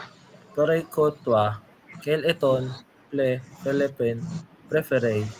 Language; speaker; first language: French; non-native, learner; Filipino